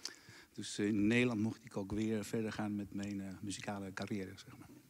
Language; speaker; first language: Dutch; non-native, fluent; Spanish